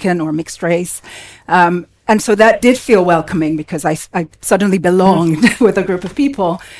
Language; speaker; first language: English; non-native, local second language; Finnish